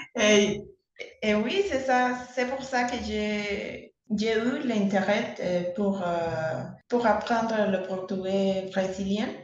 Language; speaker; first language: French; non-native, learner; Spanish